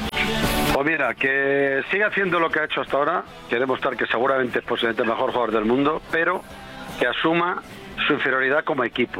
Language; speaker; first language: Spanish; native; Spanish